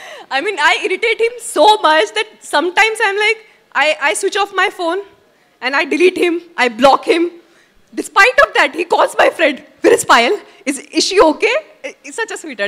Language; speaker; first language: English; non-native, local second language; Hindi